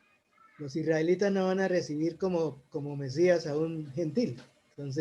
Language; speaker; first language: Spanish; native; Spanish